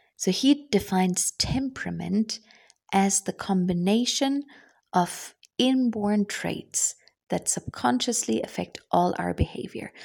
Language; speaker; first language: English; non-native, fluent; German